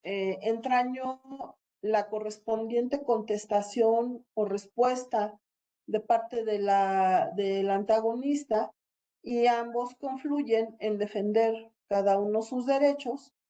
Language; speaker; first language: Spanish; native; Spanish